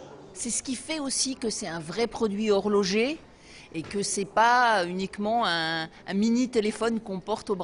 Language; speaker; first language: French; native; French